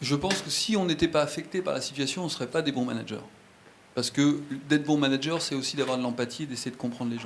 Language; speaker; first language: French; native; French